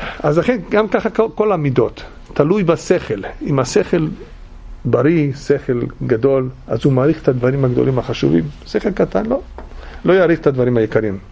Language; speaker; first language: Hebrew; non-native, fluent; English